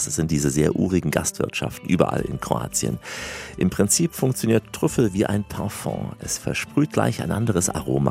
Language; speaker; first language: German; native; German